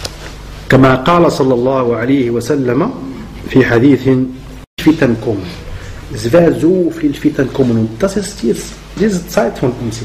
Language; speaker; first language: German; non-native, fluent; Arabic